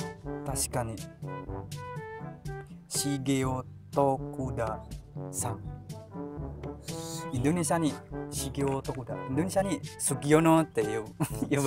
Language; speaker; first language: Japanese; non-native, learner; Indonesian